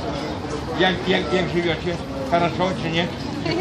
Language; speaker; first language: Russian; non-native, learner; Polish